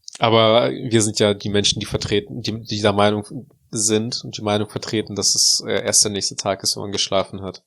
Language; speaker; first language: German; early bilingual, other home language; Russian